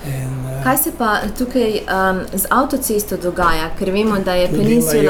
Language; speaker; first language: Slovenian; native; Slovenian